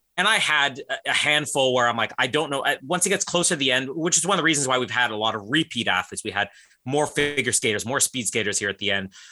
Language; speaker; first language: English; native; English